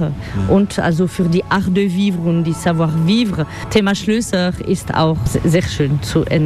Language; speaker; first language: German; non-native, learner; French